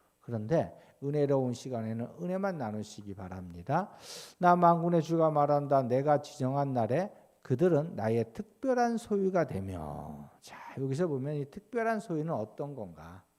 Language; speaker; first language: Korean; native; Korean